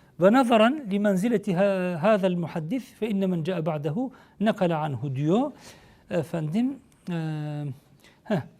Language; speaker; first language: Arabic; non-native, fluent; Turkish